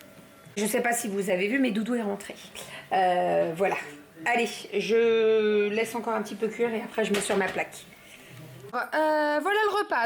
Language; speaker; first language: French; native; French